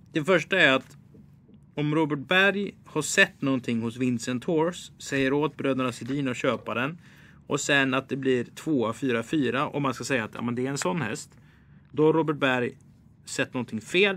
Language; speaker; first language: Swedish; native; Swedish